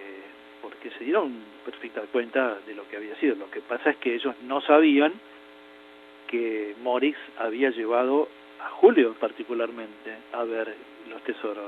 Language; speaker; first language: Spanish; native; Spanish